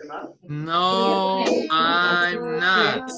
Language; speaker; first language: English; non-native, fluent; Spanish